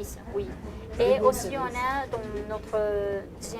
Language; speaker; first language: French; non-native, fluent; Spanish